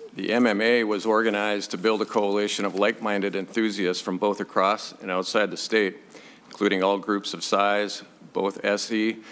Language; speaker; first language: English; native; English